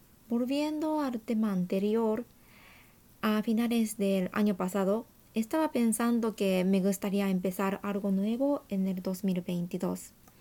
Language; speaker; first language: Spanish; non-native, fluent; Japanese